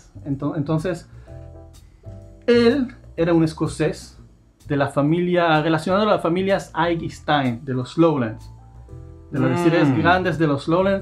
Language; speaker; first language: Spanish; non-native, fluent; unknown